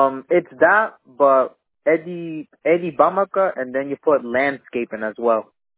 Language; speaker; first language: English; non-native, learner; Spanish